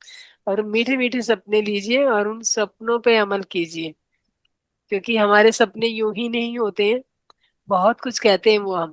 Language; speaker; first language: Hindi; native; Hindi